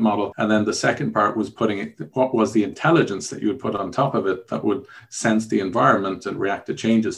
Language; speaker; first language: English; native; English